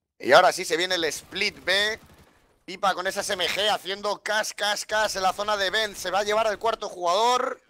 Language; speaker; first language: Spanish; native; Spanish